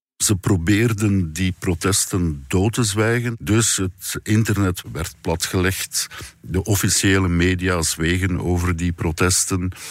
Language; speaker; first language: Dutch; native; Dutch